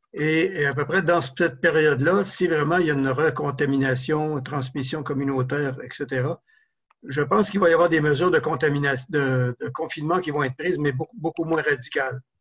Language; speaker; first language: French; native; French